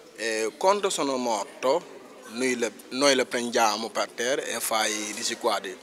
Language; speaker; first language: Italian; non-native, learner; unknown